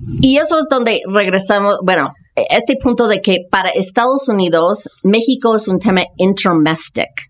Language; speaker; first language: Spanish; non-native, fluent; English